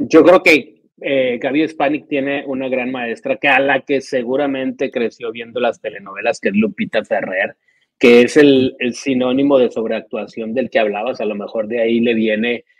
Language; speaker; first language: Spanish; native; Spanish